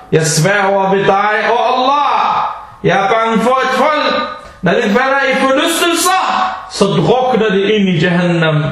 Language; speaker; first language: Danish; early bilingual, other home language; Arabic